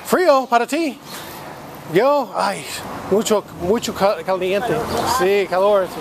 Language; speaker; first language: Spanish; non-native, learner; English